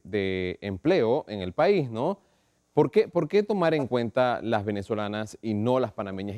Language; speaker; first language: Spanish; native; Spanish